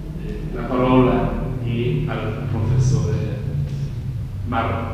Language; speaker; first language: Italian; non-native, fluent; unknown